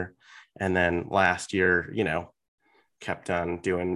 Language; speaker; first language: English; native; English